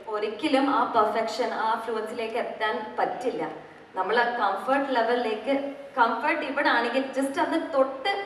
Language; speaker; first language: Malayalam; early bilingual, other home language; English